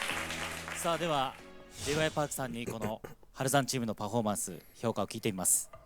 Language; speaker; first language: Japanese; native; Japanese